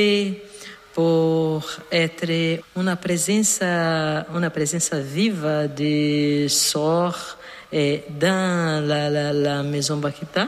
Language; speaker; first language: French; non-native, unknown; Portuguese